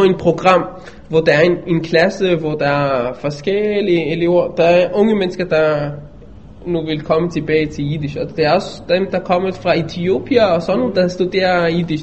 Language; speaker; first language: Danish; non-native, fluent; Hebrew